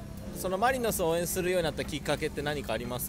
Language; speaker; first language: Japanese; native; Japanese